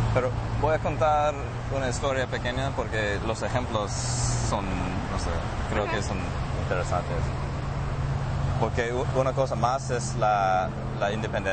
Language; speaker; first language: Spanish; non-native, fluent; English